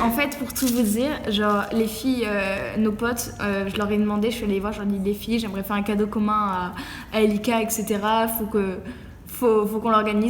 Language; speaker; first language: French; native; French